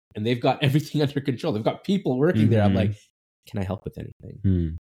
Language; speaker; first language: English; native; English